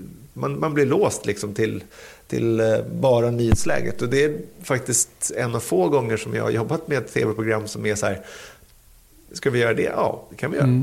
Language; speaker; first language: Swedish; native; Swedish